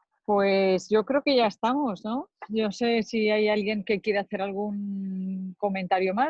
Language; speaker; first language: Spanish; native; Spanish